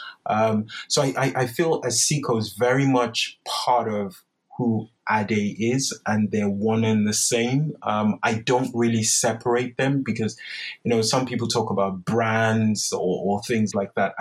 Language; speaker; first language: English; non-native, local second language; Yoruba